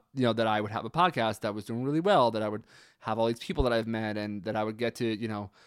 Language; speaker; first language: English; native; English